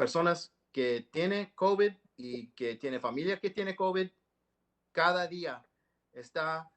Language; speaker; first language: Spanish; non-native, learner; English